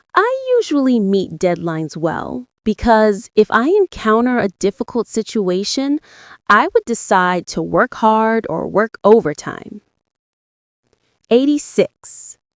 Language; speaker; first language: English; non-native, learner; Vietnamese